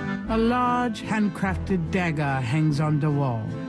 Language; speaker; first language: English; native; English